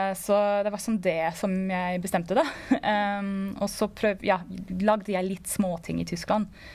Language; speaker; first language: Norwegian; non-native, fluent; English